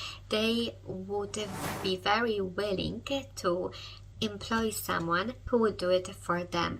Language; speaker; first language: English; non-native, fluent; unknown